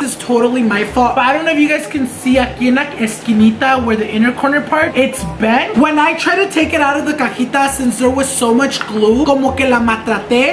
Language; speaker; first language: English; early bilingual, other home language; Spanish